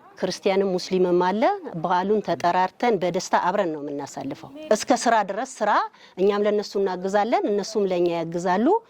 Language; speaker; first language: Amharic; non-native, local second language; Sebat Bet Gurage